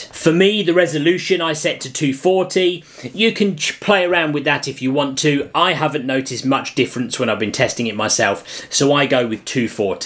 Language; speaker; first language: English; native; English